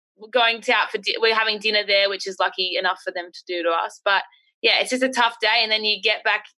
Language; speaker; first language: English; native; English